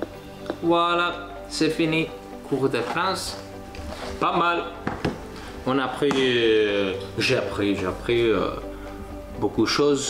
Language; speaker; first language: French; non-native, learner; Croatian